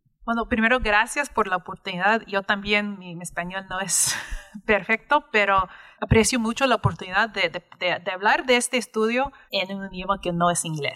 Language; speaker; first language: Spanish; early bilingual, heritage; English